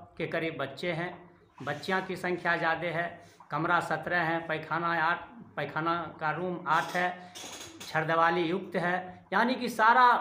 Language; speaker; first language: Hindi; native; Hindi